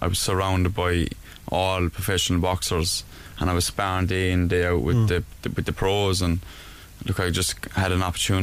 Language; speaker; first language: English; native; English